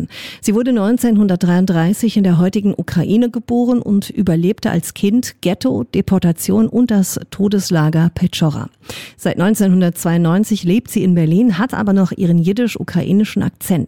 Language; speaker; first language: German; native; German